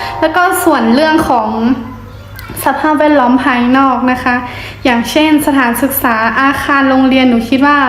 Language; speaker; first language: Thai; early bilingual, other home language; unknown